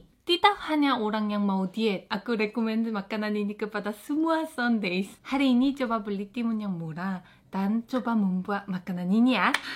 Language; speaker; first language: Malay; non-native, fluent; Korean